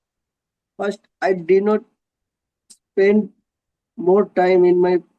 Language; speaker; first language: English; non-native, local second language; Hindi